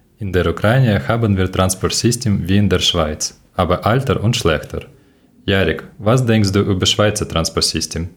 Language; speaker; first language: German; non-native, learner; Ukrainian